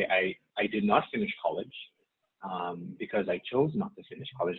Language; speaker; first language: English; non-native, fluent; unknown